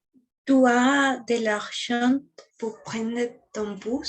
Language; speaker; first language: French; non-native, learner; Spanish